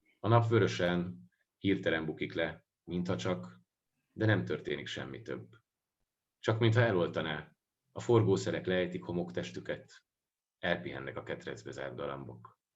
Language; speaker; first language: Turkish; non-native, fluent; Hungarian